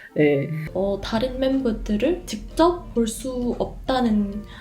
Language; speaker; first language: Korean; non-native, fluent; Vietnamese